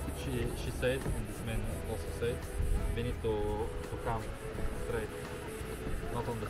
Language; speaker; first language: English; non-native, learner; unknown